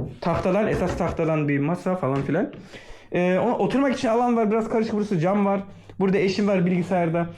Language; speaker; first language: Turkish; early bilingual, heritage; Turkish